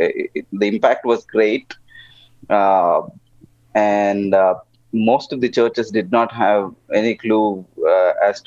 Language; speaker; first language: English; non-native, local second language; Telugu